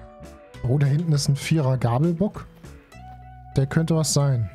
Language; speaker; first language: German; native; German